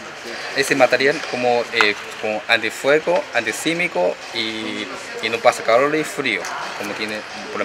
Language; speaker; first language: Spanish; non-native, learner; Chinese